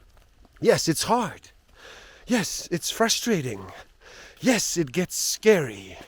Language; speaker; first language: English; native; English